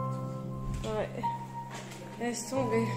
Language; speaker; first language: French; native; French